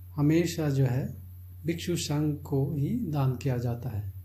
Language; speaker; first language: Hindi; non-native, local second language; Chakma